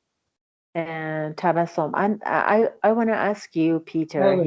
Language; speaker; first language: English; non-native, learner; Persian